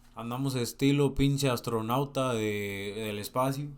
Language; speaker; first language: Spanish; early bilingual, heritage; Spanish